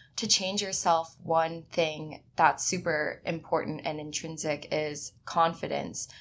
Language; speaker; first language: English; early bilingual, other home language; Chinese